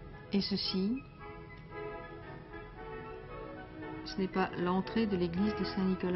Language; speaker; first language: French; native; French